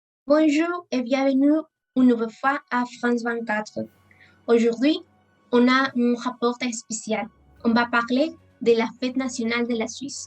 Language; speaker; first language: French; non-native, learner; Spanish